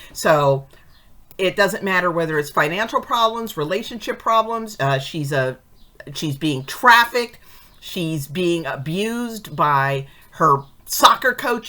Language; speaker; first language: English; native; English